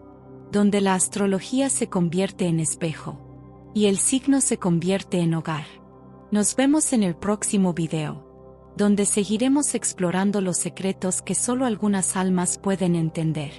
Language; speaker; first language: Spanish; native; Spanish